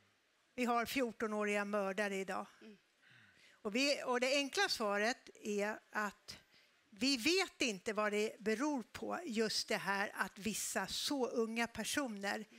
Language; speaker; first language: Swedish; native; Swedish